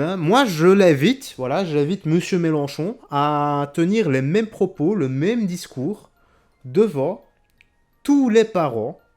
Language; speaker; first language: French; native; French